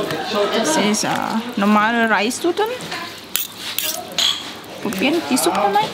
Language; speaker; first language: German; non-native, learner; Thai